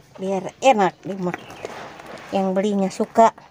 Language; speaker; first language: Indonesian; non-native, local second language; Sundanese